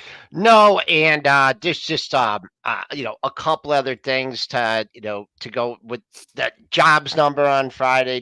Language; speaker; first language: English; native; English